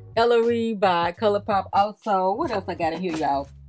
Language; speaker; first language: English; native; English